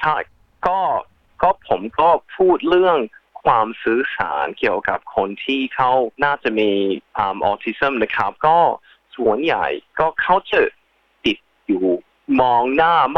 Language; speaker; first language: Thai; early bilingual, heritage; Thai